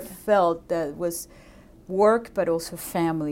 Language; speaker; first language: English; non-native, fluent; Spanish